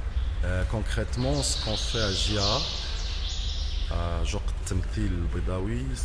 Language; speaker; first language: French; non-native, local second language; Arabic